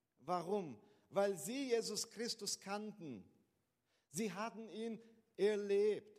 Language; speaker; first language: German; non-native, fluent; Portuguese